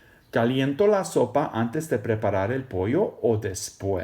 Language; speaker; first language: Spanish; non-native, fluent; English